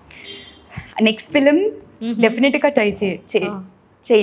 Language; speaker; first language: Telugu; non-native, learner; Tamil